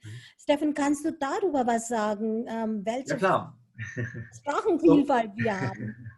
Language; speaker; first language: German; non-native, fluent; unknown